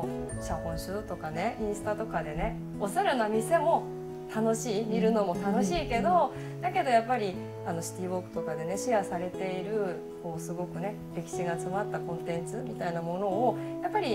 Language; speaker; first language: Japanese; native; Japanese